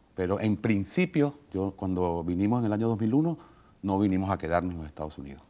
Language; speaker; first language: Spanish; native; Spanish